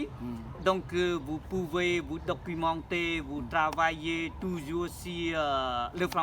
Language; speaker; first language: French; non-native, fluent; Khmer